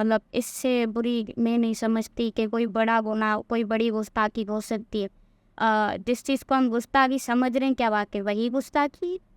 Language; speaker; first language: Urdu; non-native, local second language; Sindhi